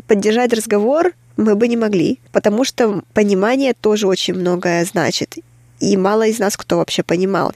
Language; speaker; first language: Russian; native; Russian